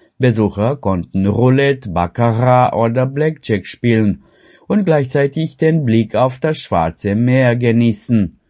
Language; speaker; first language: German; non-native, fluent; Romanian